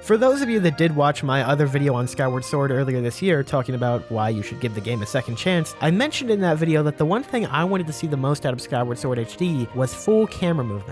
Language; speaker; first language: English; native; English